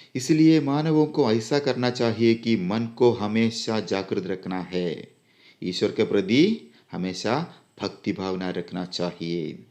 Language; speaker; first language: Hindi; non-native, local second language; Malayalam